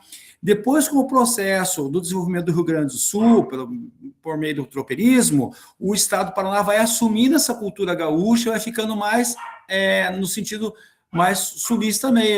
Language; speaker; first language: Portuguese; native; Portuguese